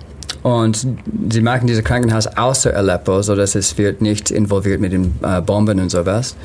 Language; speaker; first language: German; non-native, learner; English